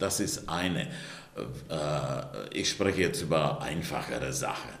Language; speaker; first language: German; non-native, fluent; Romanian